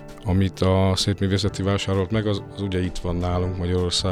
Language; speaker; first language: Hungarian; native; Hungarian